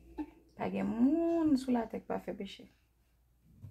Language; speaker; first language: French; non-native, local second language; Haitian Creole